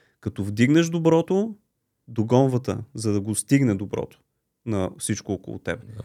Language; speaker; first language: Bulgarian; native; Bulgarian